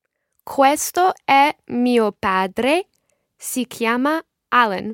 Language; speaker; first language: Italian; non-native, learner; English